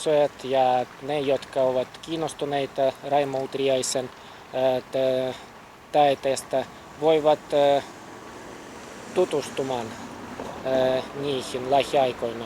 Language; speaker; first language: Finnish; non-native, fluent; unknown